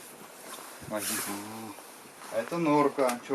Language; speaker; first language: Russian; native; Russian